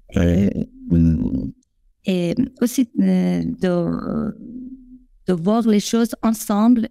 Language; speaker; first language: French; non-native, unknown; Persian